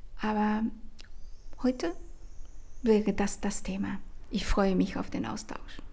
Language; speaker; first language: German; non-native, fluent; Spanish